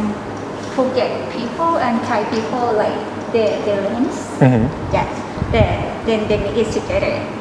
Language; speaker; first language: English; non-native, learner; Thai